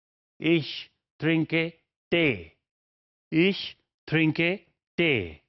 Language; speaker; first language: German; non-native, fluent; Urdu